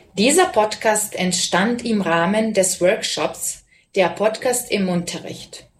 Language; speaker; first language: German; non-native, fluent; Serbian